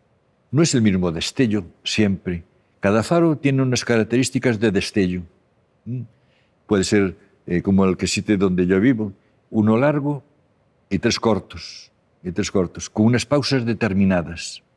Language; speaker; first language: Spanish; native; Spanish